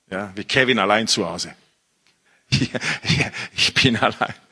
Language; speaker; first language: German; non-native, fluent; Italian